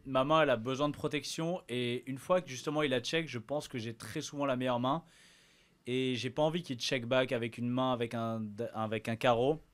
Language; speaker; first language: French; native; French